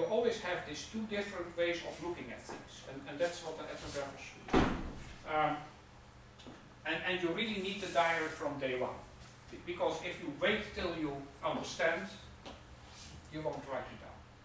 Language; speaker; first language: English; non-native, fluent; Dutch